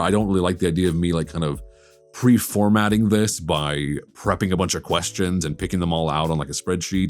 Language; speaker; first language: English; native; English